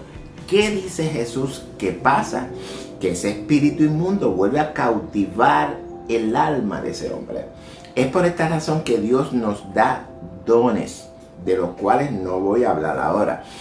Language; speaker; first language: Spanish; native; Spanish